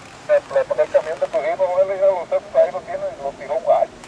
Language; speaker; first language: Spanish; native; Spanish